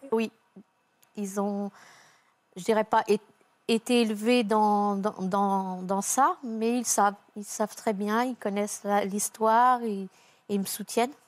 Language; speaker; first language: French; native; French